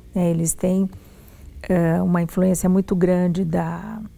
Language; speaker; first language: Portuguese; native; Portuguese